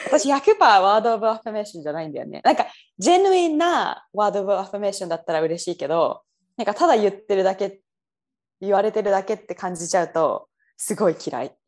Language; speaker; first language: Japanese; native; Japanese